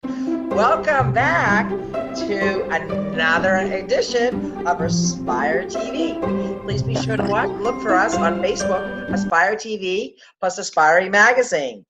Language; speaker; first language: English; native; English